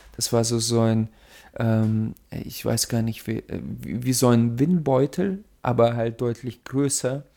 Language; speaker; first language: German; early bilingual, other home language; Russian